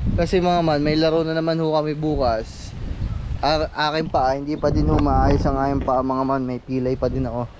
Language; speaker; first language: Filipino; native; Filipino